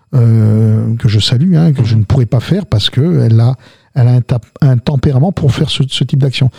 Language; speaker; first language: French; early bilingual, other home language; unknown